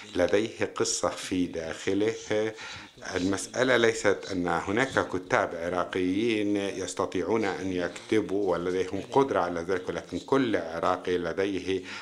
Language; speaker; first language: Arabic; native; Arabic